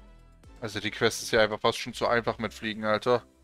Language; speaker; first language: German; native; German